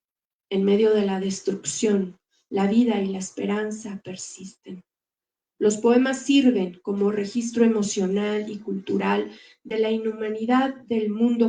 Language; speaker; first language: Spanish; native; Spanish